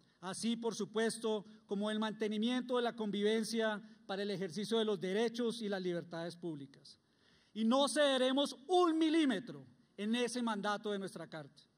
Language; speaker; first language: Spanish; native; Spanish